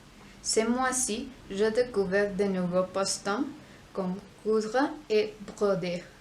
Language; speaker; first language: French; non-native, learner; Spanish